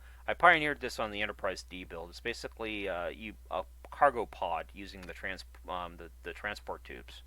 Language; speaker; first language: English; native; English